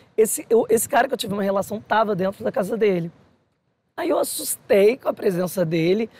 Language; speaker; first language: Portuguese; native; Portuguese